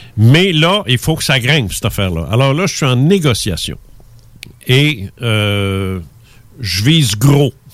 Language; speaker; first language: French; early bilingual, other home language; Spanish